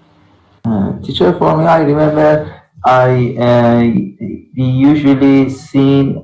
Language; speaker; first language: English; non-native, learner; Persian